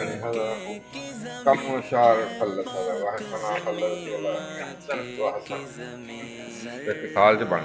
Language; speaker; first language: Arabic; non-native, learner; Urdu